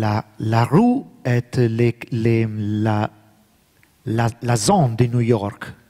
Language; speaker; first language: French; non-native, learner; Italian